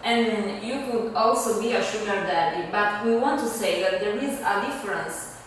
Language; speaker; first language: English; non-native, fluent; Italian